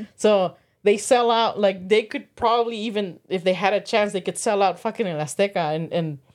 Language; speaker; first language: English; early bilingual, other home language; Spanish